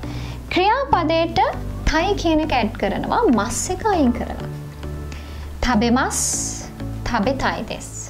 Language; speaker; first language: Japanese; non-native, fluent; Sinhala